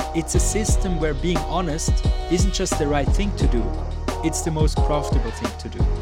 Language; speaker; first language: English; non-native, fluent; German